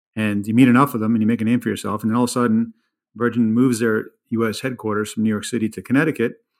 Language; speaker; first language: English; native; English